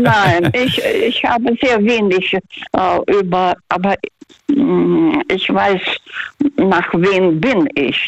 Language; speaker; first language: German; early bilingual, heritage; Russian